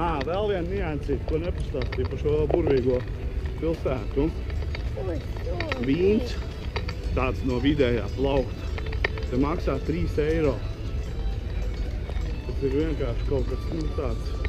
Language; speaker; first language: Latvian; native; Latvian